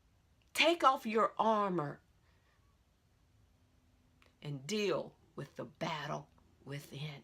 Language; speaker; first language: English; native; English